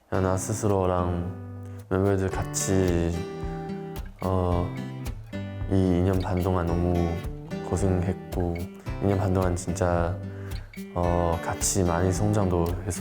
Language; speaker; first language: Korean; non-native, learner; Chinese